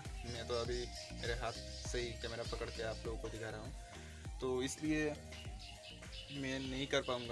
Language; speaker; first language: Hindi; non-native, local second language; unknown